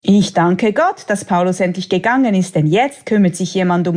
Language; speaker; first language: German; native; German